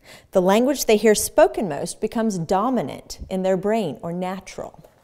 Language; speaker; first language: English; native; English